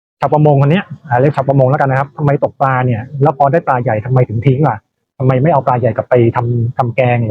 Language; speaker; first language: Thai; native; Thai